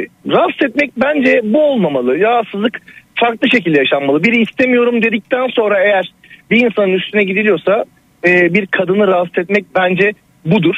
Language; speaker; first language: Turkish; native; Turkish